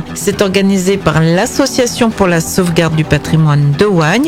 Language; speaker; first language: French; native; French